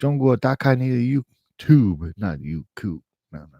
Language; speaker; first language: Chinese; non-native, fluent; English